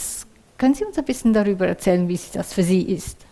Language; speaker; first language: German; native; German